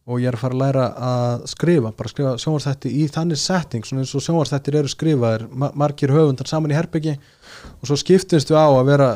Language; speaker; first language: Icelandic; early bilingual, other home language; Portuguese